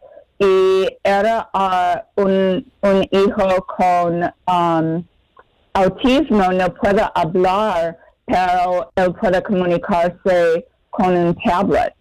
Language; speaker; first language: Spanish; non-native, fluent; English